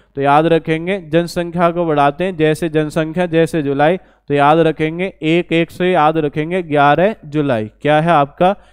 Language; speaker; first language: Hindi; native; Hindi